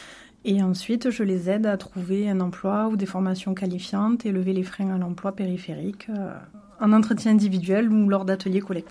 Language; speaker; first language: French; native; French